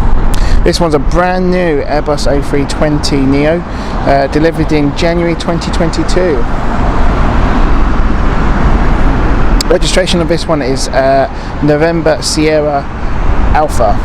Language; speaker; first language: English; native; English